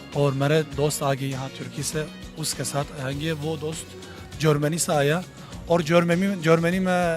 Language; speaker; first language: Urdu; non-native, learner; Turkish